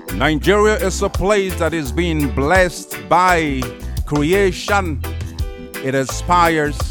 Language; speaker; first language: German; non-native, fluent; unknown